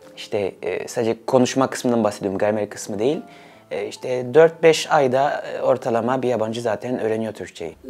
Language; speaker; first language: Turkish; early bilingual, other home language; Swahili